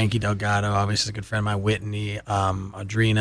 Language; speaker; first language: English; native; English